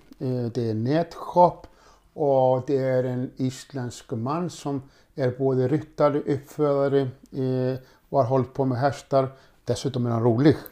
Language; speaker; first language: Swedish; non-native, fluent; Icelandic